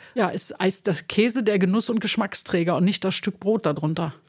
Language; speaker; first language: German; native; German